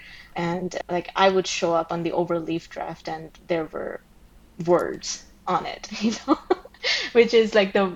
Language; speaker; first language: English; non-native, local second language; Bangla